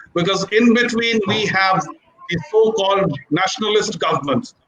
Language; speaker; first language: English; non-native, local second language; Hindi